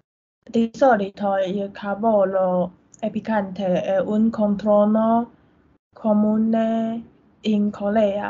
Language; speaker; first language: Italian; non-native, learner; Chinese